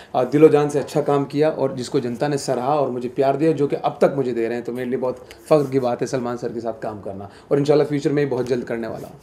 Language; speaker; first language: Hindi; native; Hindi